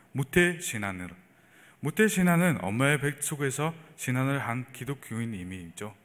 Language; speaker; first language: Korean; non-native, fluent; Mongolian